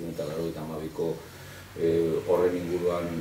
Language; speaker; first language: Basque; native; Basque